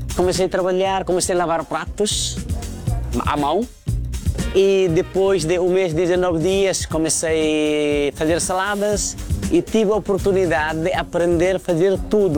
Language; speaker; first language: Portuguese; non-native, fluent; Nepali